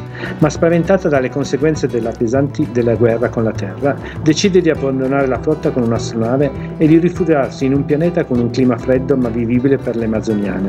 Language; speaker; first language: Italian; native; Italian